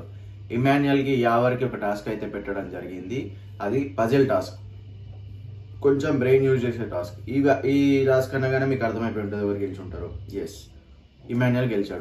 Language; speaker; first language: Telugu; native; Telugu